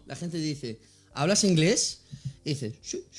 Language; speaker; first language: Spanish; non-native, fluent; Dutch